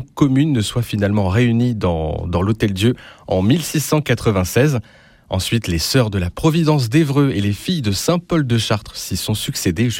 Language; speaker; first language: French; native; French